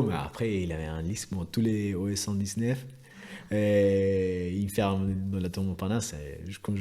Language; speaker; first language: French; non-native, fluent; Spanish